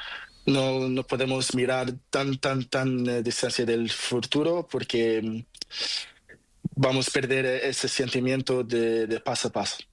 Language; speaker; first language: Spanish; non-native, learner; Portuguese